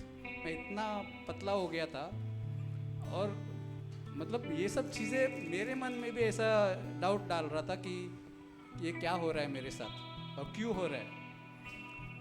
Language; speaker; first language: Hindi; non-native, local second language; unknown